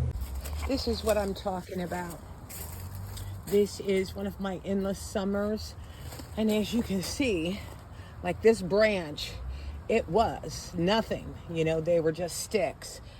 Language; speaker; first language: English; native; English